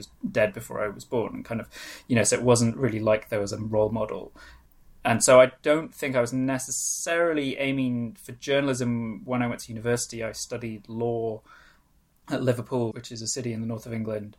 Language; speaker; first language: English; non-native, local second language; Welsh